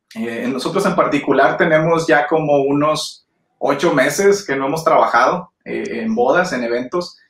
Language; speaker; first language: Spanish; native; Spanish